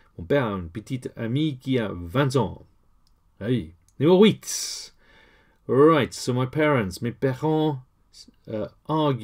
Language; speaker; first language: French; non-native, learner; English